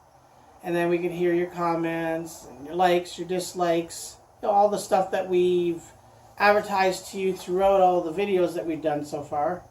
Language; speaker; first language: English; native; English